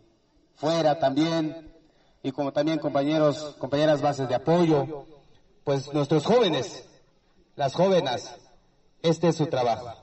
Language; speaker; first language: Spanish; non-native, local second language; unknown